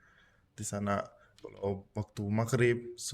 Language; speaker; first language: Indonesian; non-native, fluent; Punjabi